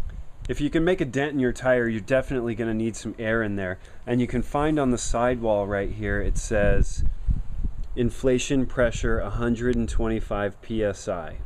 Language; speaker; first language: English; native; English